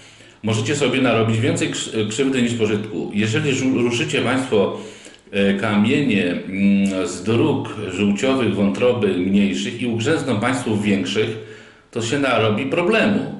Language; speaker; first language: Polish; native; Polish